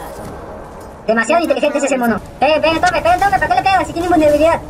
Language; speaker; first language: Spanish; native; Spanish